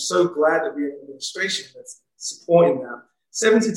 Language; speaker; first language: English; native; English